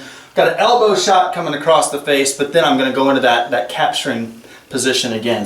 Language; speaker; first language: English; native; English